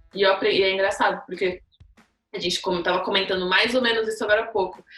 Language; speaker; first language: Portuguese; native; Portuguese